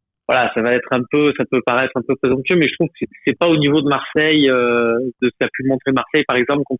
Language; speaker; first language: French; native; French